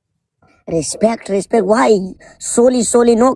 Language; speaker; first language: English; non-native, learner; Urdu